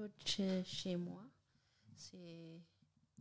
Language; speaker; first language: French; non-native, learner; Amharic